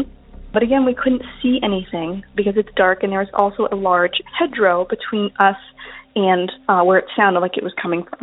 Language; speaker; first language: English; native; English